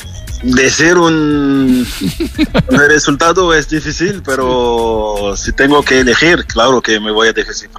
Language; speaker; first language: Spanish; non-native, fluent; French